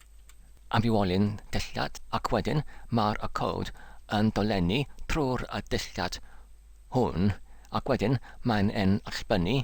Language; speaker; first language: Welsh; non-native, learner; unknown